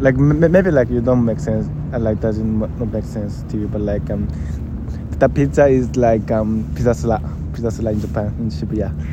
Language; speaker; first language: English; non-native, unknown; Japanese